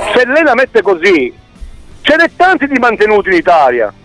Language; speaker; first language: Italian; native; Italian